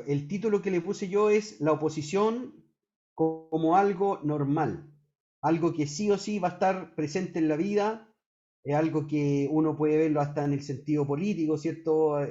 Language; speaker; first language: Spanish; native; Spanish